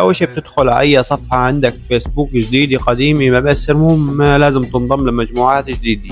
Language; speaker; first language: Arabic; native; Arabic